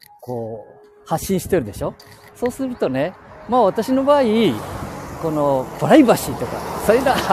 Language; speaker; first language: Japanese; native; Japanese